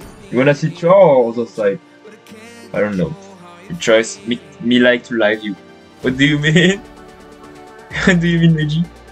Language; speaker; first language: English; non-native, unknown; French